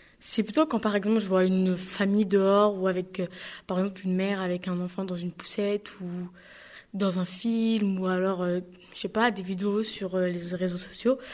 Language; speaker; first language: French; native; French